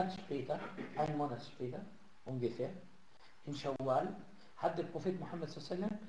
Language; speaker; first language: German; non-native, fluent; Arabic